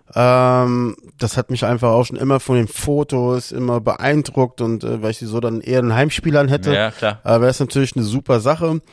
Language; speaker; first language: German; early bilingual, other home language; Portuguese